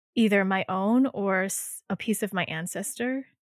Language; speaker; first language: English; native; English